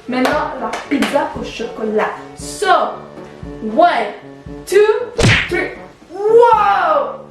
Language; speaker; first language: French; early bilingual, other home language; Spanish